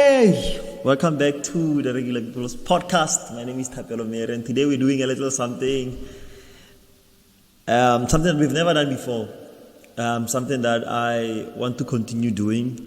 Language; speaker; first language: English; non-native, local second language; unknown